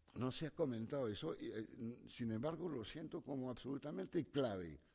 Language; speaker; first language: Spanish; non-native, fluent; French